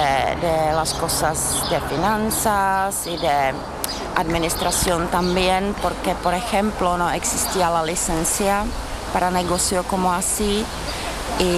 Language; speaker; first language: Spanish; non-native, fluent; Czech